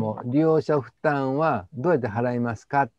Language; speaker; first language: Japanese; native; Japanese